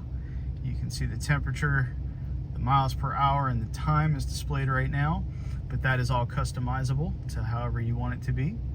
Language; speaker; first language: English; native; English